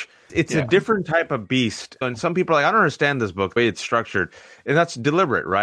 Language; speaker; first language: English; early bilingual, other home language; Urdu